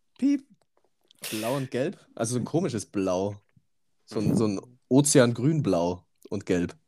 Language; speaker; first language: German; native; German